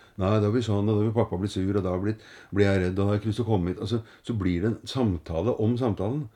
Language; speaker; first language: Norwegian; native; Norwegian